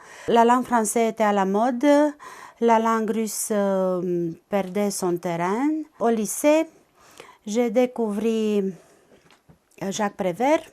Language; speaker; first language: French; non-native, fluent; Romanian